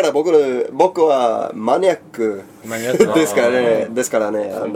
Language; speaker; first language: Japanese; non-native, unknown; Swedish